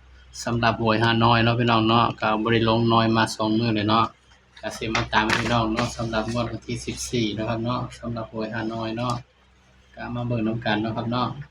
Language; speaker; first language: Thai; non-native, local second language; Lao